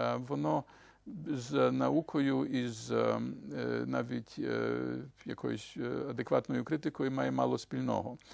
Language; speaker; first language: Ukrainian; early bilingual, heritage; Ukrainian